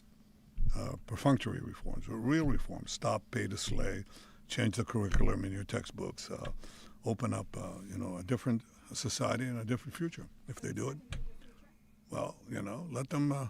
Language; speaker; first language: English; non-native, fluent; Hebrew